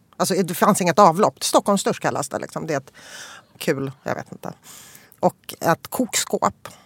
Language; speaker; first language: Swedish; early bilingual, other home language; Polish